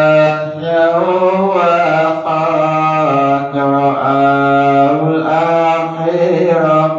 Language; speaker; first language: Arabic; non-native, fluent; Javanese